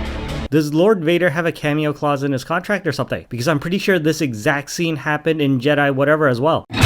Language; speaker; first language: English; native; English